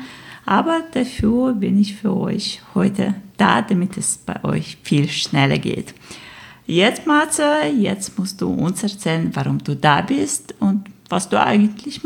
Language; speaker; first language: German; non-native, fluent; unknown